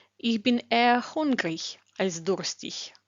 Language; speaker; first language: German; non-native, fluent; Ukrainian